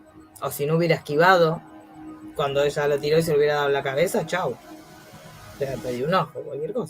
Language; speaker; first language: Spanish; native; Spanish